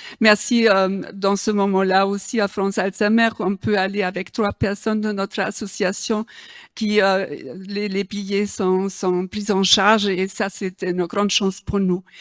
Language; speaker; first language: French; non-native, fluent; German